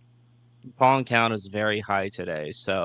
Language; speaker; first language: English; native; English